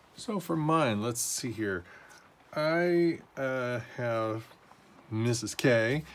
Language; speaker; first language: English; native; English